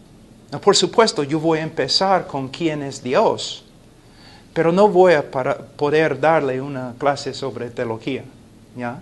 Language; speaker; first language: Spanish; non-native, fluent; English